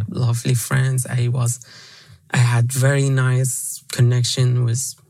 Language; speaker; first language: English; non-native, fluent; Arabic